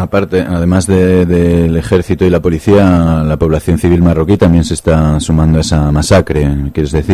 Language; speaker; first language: Spanish; native; Spanish